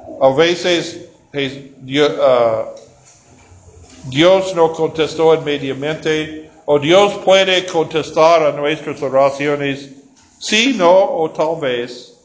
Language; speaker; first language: Spanish; non-native, learner; English